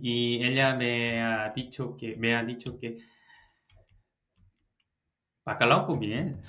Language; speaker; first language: Spanish; non-native, learner; Korean